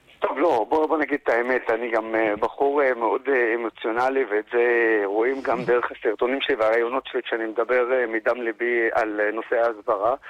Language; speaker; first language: Hebrew; non-native, local second language; Arabic